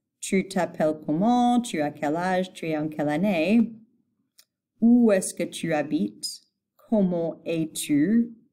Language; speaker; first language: French; non-native, fluent; English